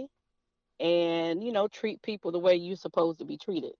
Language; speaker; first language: English; native; English